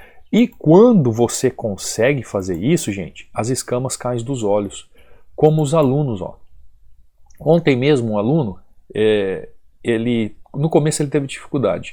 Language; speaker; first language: Portuguese; native; Portuguese